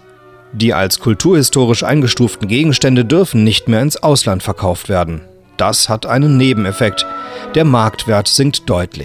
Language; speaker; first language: German; native; German